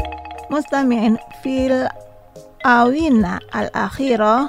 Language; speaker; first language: Arabic; non-native, fluent; Indonesian